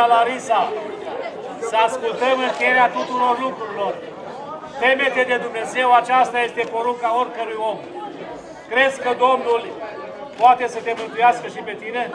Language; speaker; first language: Romanian; native; Romanian